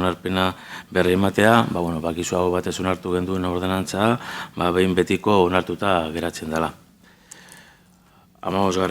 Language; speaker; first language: Basque; native; Basque